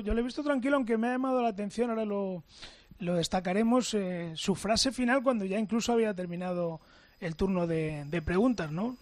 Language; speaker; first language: Spanish; native; Spanish